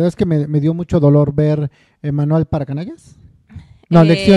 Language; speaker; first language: Spanish; native; Spanish